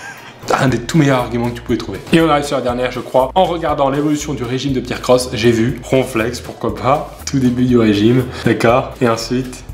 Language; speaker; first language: French; native; French